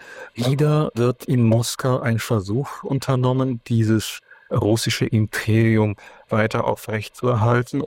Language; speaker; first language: German; non-native, fluent; Ukrainian